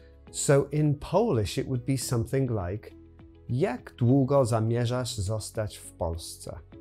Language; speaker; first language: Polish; non-native, fluent; English